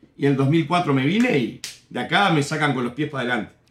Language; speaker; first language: Spanish; native; Spanish